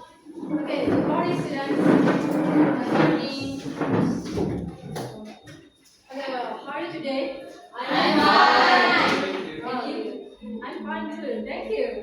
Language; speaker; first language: English; non-native, learner; Indonesian